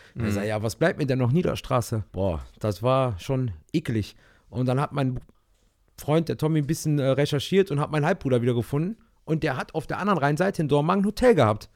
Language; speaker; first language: German; native; German